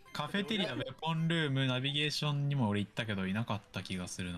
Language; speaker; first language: Japanese; native; Japanese